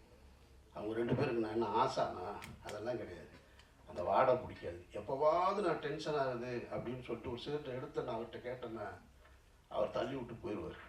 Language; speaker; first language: Tamil; native; Tamil